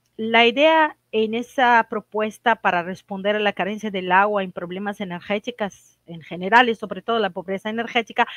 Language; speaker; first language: Spanish; non-native, fluent; Arabic